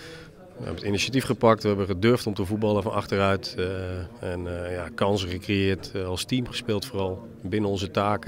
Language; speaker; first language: Dutch; native; Dutch